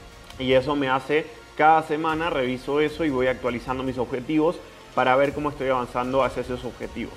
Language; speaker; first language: Spanish; native; Spanish